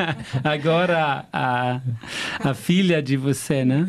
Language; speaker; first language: Portuguese; non-native, fluent; German